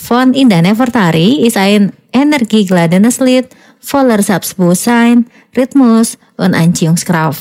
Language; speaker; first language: German; non-native, fluent; Indonesian